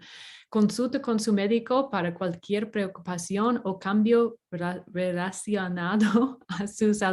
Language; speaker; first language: Spanish; non-native, fluent; English